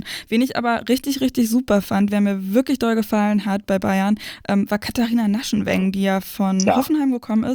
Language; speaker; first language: German; native; German